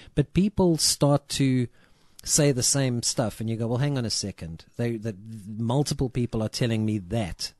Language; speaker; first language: English; native; English